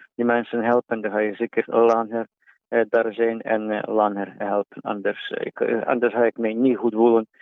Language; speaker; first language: Dutch; non-native, learner; Ukrainian